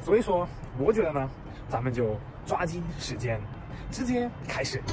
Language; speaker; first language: Chinese; non-native, fluent; German